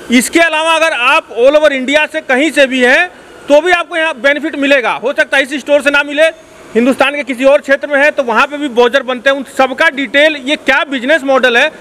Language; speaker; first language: Hindi; native; Hindi